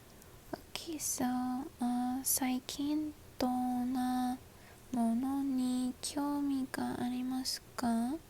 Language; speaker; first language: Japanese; non-native, learner; English